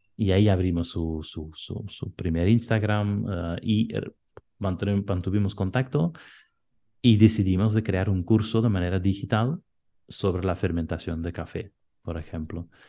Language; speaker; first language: Spanish; non-native, fluent; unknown